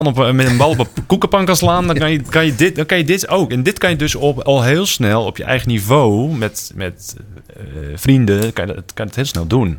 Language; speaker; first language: Dutch; native; Dutch